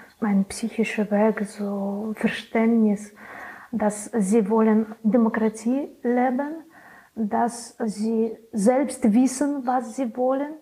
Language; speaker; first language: German; non-native, learner; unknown